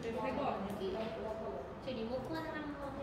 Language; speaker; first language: Korean; native; Korean